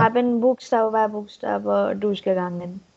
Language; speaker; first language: German; non-native, learner; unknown